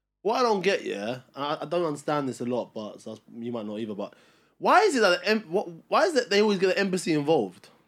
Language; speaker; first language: English; early bilingual, other home language; Albanian